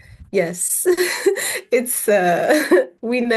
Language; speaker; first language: English; non-native, fluent; Arabic